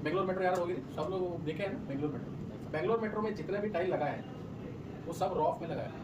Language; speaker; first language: Hindi; non-native, local second language; Kannada